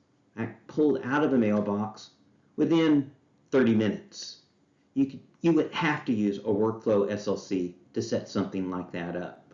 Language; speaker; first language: English; native; English